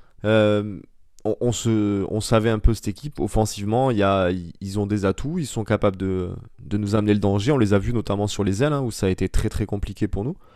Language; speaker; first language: French; native; French